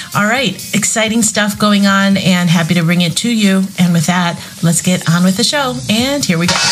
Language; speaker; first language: English; native; English